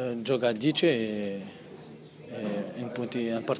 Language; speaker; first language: Italian; non-native, learner; French